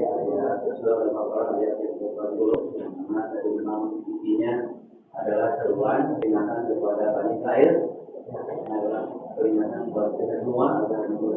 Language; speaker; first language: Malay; non-native, local second language; Sundanese